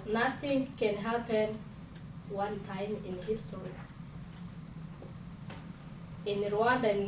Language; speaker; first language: English; non-native, local second language; Kinyarwanda